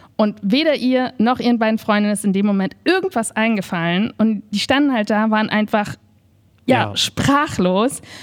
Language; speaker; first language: German; native; German